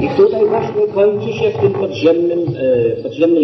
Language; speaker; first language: Polish; native; Polish